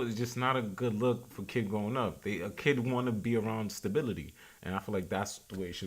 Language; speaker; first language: English; native; English